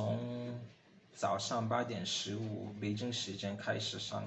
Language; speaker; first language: Chinese; non-native, learner; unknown